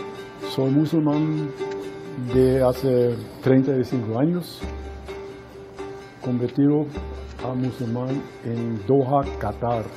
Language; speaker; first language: Spanish; non-native, fluent; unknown